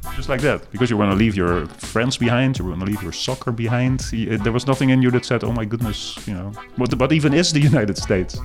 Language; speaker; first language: English; non-native, fluent; Dutch